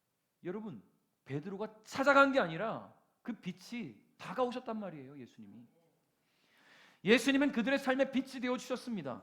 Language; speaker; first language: Korean; native; Korean